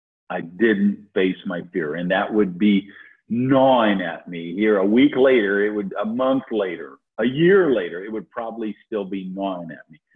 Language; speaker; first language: English; native; English